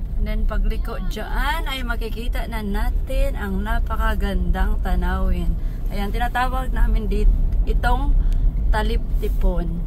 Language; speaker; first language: Filipino; non-native, local second language; Cebuano